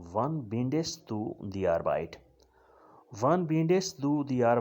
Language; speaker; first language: German; non-native, fluent; Urdu